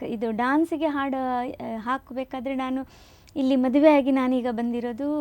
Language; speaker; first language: Kannada; native; Kannada